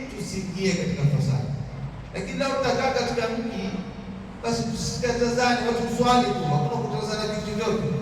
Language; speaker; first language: Swahili; native; Swahili